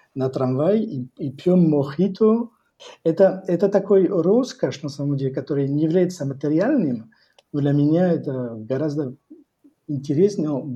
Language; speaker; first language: Russian; non-native, fluent; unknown